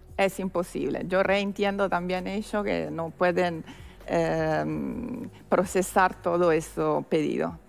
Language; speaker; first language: Spanish; non-native, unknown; Italian